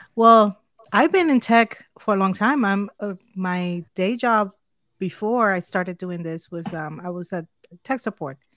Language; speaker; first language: English; non-native, fluent; Spanish